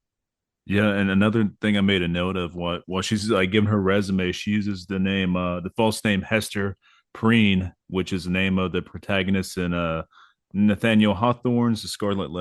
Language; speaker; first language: English; native; English